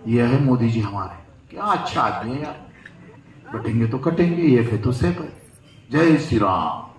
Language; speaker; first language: Hindi; non-native, local second language; Marathi